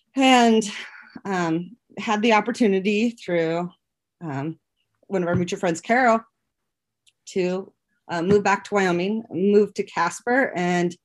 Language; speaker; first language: English; native; English